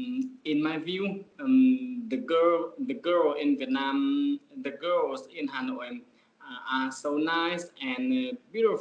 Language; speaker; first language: English; non-native, learner; Vietnamese